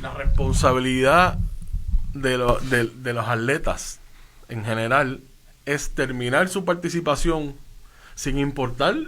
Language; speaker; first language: Spanish; native; Spanish